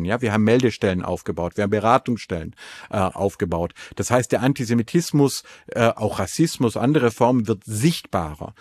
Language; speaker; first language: German; native; German